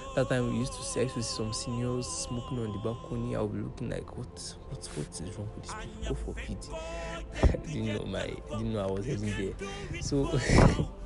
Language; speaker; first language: English; non-native, local second language; Yoruba